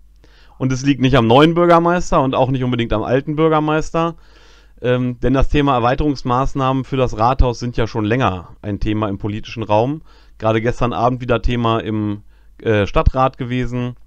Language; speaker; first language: German; native; German